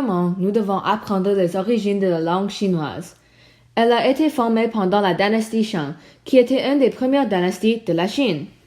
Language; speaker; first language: French; non-native, learner; Chinese